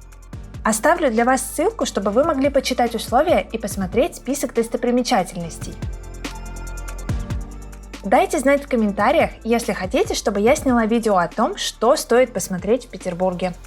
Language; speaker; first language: Russian; native; Russian